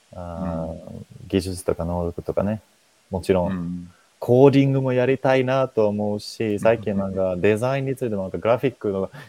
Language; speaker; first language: Japanese; non-native, fluent; Finnish